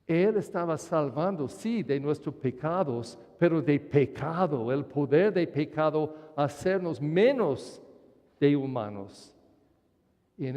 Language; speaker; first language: Spanish; non-native, fluent; English